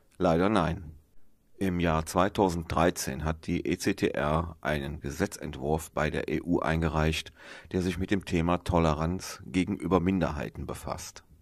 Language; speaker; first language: German; native; German